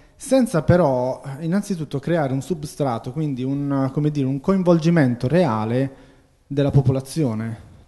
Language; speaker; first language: Italian; native; Italian